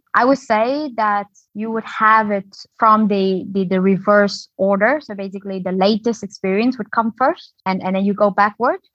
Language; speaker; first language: English; non-native, fluent; Vietnamese